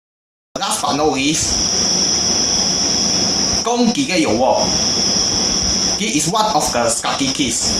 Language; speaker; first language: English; non-native, learner; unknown